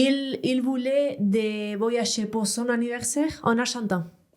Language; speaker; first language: French; non-native, learner; Spanish